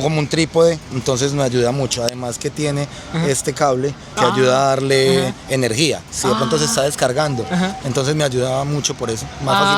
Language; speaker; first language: Spanish; native; Spanish